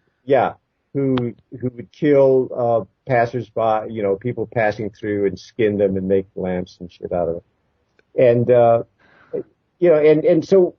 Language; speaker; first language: English; native; English